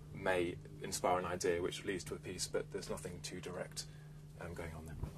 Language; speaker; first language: English; native; English